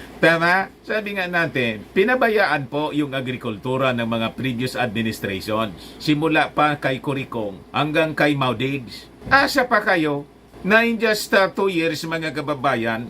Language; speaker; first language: Filipino; non-native, local second language; Bikol